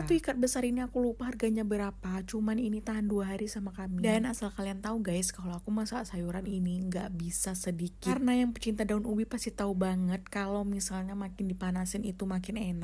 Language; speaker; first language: Indonesian; native; Indonesian